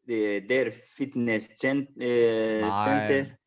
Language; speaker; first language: German; non-native, learner; Azerbaijani